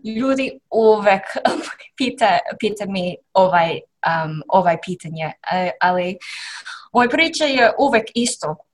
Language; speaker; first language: Serbian; non-native, learner; English